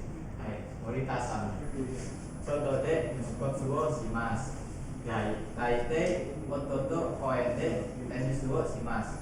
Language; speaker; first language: Japanese; non-native, learner; Indonesian